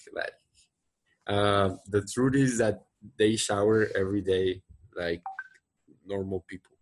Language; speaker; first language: English; non-native, fluent; Spanish